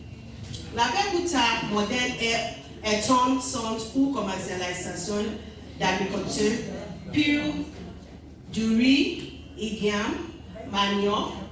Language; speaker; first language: French; non-native, learner; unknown